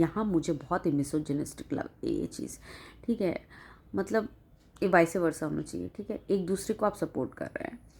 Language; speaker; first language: Hindi; non-native, local second language; Bangla